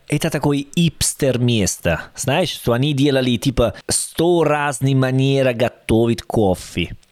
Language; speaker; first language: Russian; non-native, learner; Italian